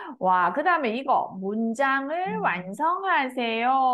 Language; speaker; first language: Korean; native; Korean